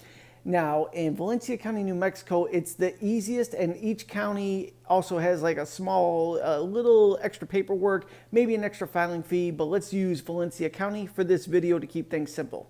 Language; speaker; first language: English; native; English